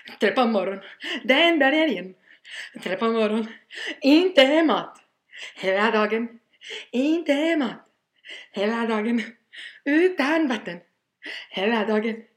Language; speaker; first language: Swedish; early bilingual, other home language; Albanian